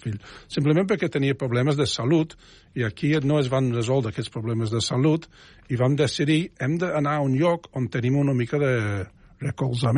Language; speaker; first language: Catalan; non-native, fluent; English